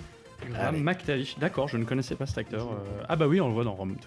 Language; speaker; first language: French; native; French